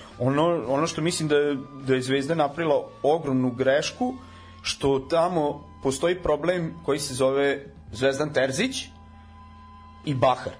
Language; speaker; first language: Serbian; non-native, local second language; Rusyn